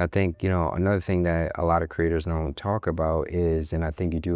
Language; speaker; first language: English; native; English